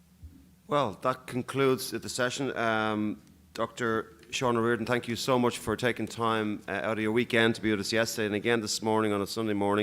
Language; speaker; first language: English; native; English